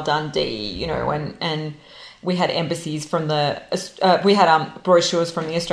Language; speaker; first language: English; non-native, local second language; Serbian